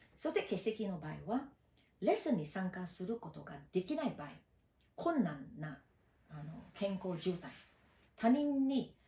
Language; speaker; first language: Japanese; non-native, fluent; Chinese